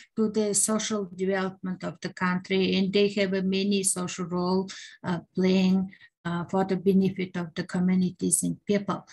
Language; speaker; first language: English; non-native, learner; Mongolian